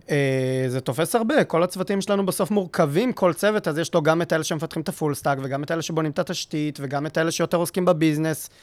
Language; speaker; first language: Hebrew; native; Hebrew